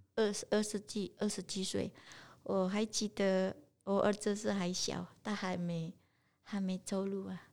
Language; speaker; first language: Chinese; non-native, learner; Indonesian